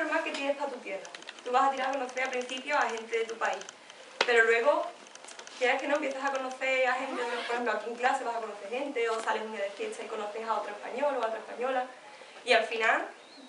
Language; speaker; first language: Spanish; native; Spanish